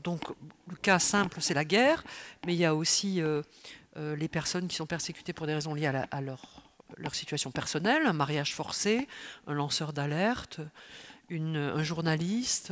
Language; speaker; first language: French; native; French